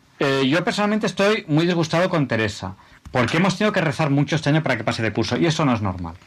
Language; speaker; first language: Spanish; native; Spanish